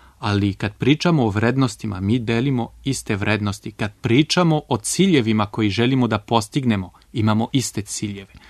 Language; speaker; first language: Serbian; non-native, fluent; French